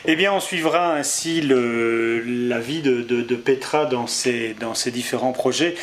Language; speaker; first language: French; native; French